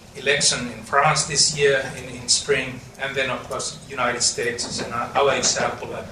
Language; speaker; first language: English; non-native, fluent; Finnish